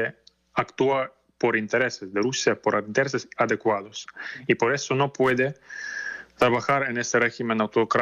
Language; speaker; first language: Spanish; non-native, fluent; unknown